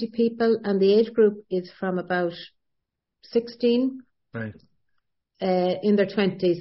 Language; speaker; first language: English; native; English